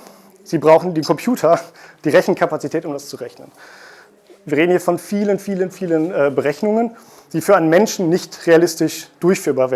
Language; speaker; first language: German; native; German